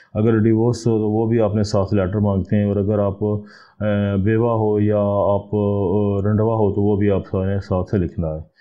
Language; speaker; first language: Urdu; non-native, local second language; Punjabi